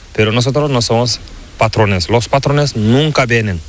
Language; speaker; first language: Spanish; non-native, learner; Fula